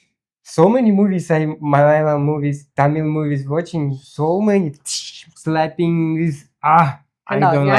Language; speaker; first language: English; non-native, learner; Russian